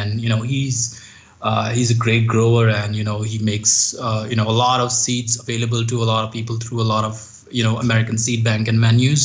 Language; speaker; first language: English; non-native, local second language; Hindi